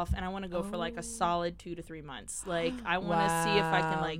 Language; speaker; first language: English; native; English